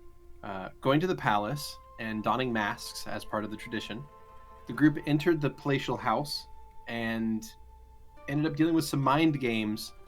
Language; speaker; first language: English; native; English